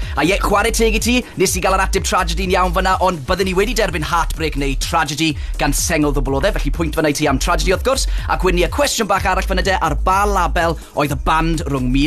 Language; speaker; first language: Welsh; native; Welsh